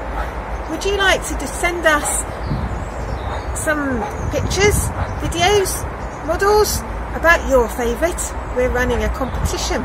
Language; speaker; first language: English; native; English